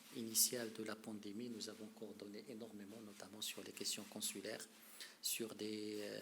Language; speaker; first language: French; non-native, local second language; Arabic